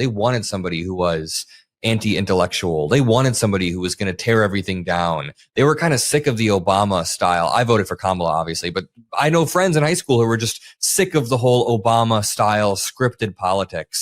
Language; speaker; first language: English; native; English